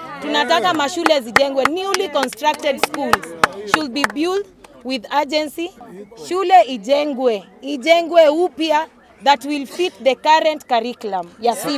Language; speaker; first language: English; non-native, local second language; Swahili